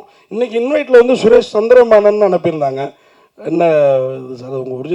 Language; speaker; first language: Tamil; native; Tamil